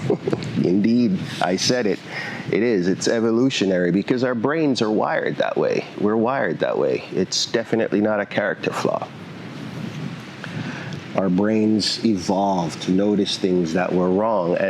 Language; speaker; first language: English; native; English